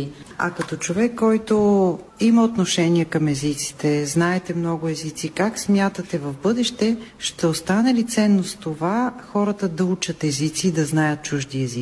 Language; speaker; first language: Bulgarian; native; Bulgarian